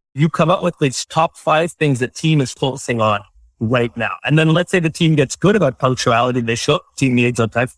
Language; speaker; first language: English; non-native, local second language; Malayalam